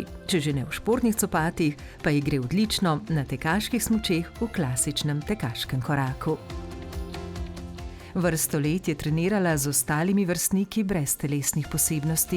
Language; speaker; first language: Slovenian; native; Slovenian